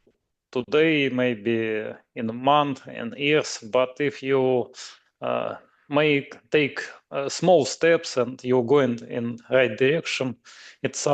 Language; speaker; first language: English; non-native, learner; Russian